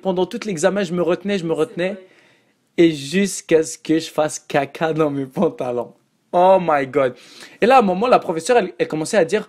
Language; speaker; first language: French; native; French